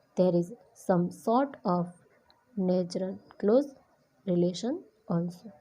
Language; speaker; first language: English; non-native, local second language; Gujarati